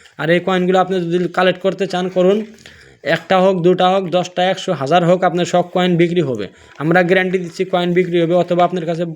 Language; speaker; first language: Bangla; non-native, local second language; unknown